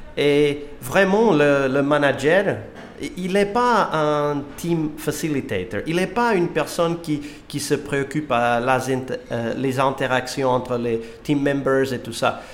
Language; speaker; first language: French; non-native, fluent; Portuguese